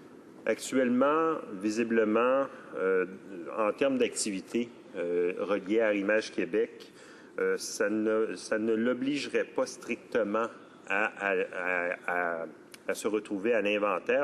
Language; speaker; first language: French; native; French